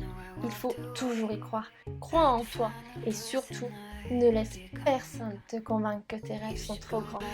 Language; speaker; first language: French; native; French